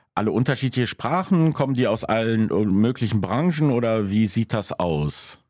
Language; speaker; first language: German; early bilingual, other home language; Polish